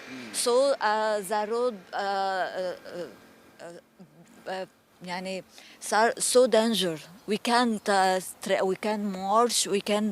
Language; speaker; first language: English; non-native, learner; Arabic